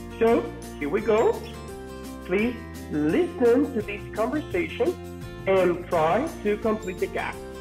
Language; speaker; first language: English; non-native, fluent; Spanish